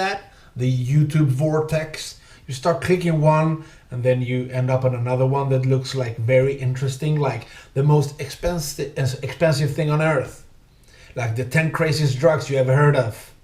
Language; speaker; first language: English; native; English